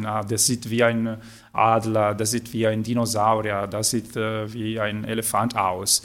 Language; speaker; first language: German; non-native, fluent; Italian